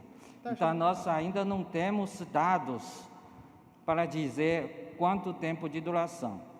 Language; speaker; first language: Portuguese; non-native, learner; Chinese